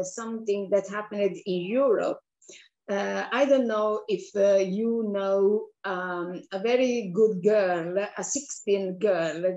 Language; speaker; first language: English; non-native, fluent; Italian